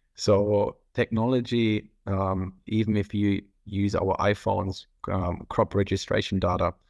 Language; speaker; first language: English; non-native, fluent; German